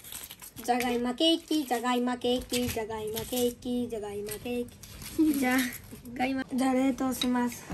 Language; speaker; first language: Japanese; early bilingual, other home language; Russian